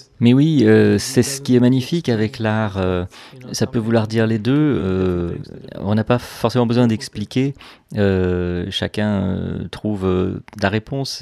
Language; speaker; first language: French; non-native, fluent; Hebrew